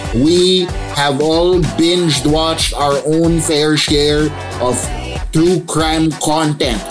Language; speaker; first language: English; non-native, local second language; Filipino